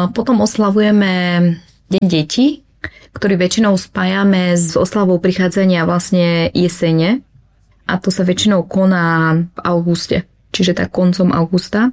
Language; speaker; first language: Slovak; early bilingual, other home language; Vietnamese